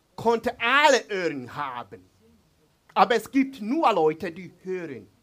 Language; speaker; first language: German; non-native, learner; Swahili